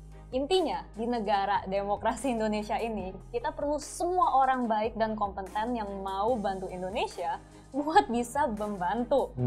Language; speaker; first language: Indonesian; early bilingual, heritage; Indonesian